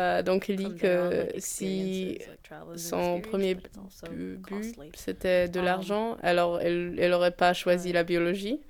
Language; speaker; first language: French; non-native, fluent; Polish